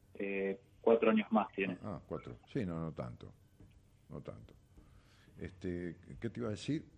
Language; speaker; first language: Spanish; native; Spanish